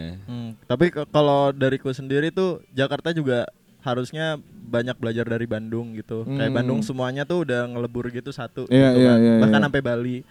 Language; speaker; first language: Indonesian; native; Indonesian